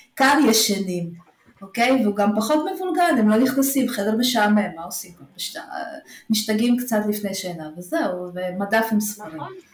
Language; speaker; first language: Hebrew; early bilingual, other home language; Russian